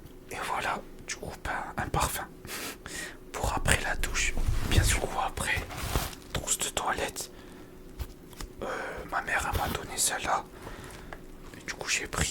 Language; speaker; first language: French; native; French